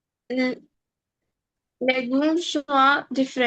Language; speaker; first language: French; non-native, learner; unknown